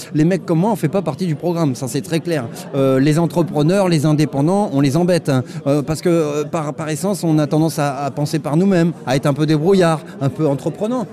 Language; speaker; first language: French; native; French